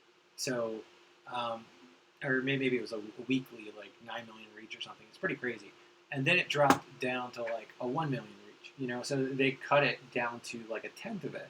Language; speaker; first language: English; native; English